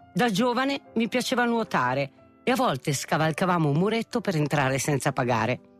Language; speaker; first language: Italian; native; Italian